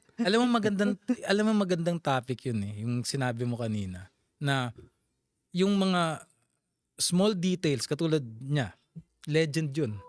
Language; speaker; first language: Filipino; native; Filipino